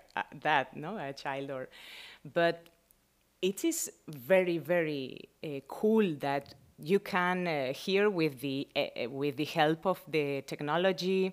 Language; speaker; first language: English; non-native, learner; Spanish